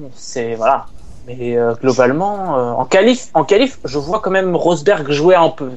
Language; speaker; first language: French; native; French